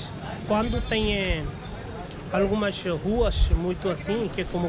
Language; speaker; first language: Portuguese; non-native, learner; Hindi